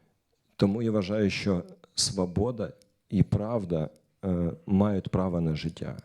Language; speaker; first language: Ukrainian; non-native, local second language; Russian